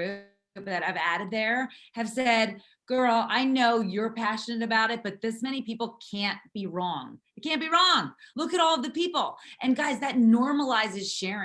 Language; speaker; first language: English; native; English